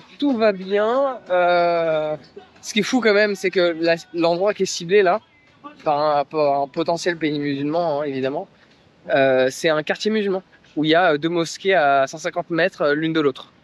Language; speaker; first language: French; native; French